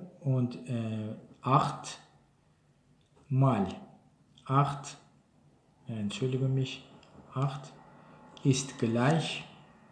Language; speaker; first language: German; non-native, learner; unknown